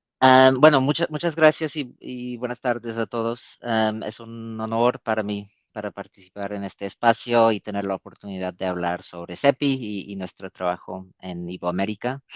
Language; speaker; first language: Spanish; non-native, fluent; English